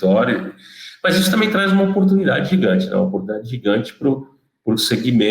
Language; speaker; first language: Portuguese; native; Portuguese